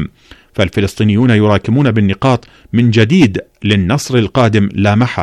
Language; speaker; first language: Arabic; native; Arabic